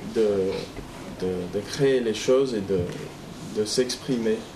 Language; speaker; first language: French; non-native, fluent; English